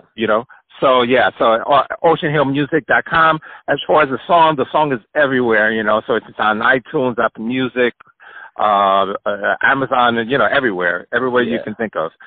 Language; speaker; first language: English; early bilingual, other home language; Spanish